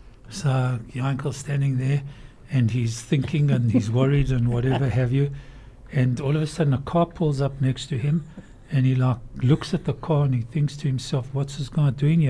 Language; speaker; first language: English; native; English